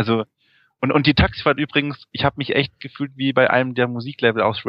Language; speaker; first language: German; native; German